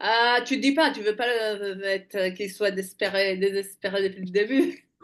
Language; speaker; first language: French; non-native, fluent; Hebrew